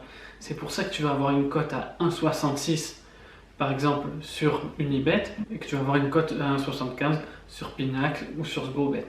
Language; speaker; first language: French; native; French